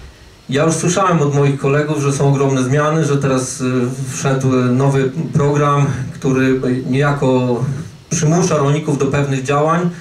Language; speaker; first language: Polish; native; Polish